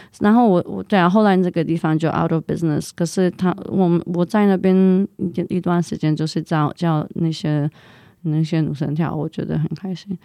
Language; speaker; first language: Chinese; non-native, fluent; English